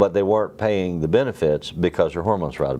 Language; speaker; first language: English; native; English